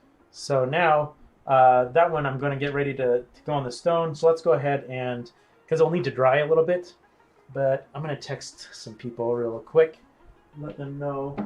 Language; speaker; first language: English; native; English